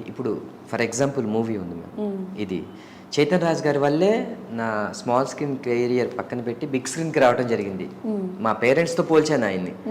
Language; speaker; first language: Telugu; native; Telugu